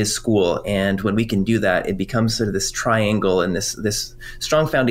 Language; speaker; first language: English; non-native, fluent; French